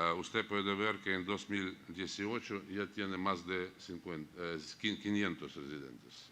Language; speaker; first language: Spanish; non-native, fluent; Russian